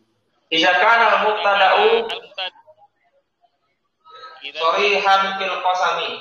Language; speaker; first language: Arabic; non-native, fluent; Indonesian